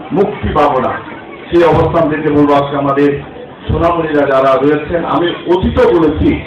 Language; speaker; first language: Bangla; native; Bangla